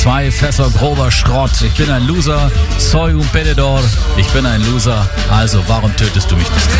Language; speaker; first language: German; native; German